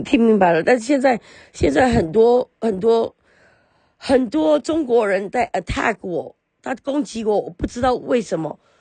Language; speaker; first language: Chinese; early bilingual, heritage; Chinese